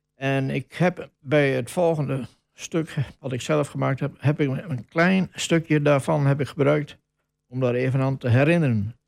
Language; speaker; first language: Dutch; native; Dutch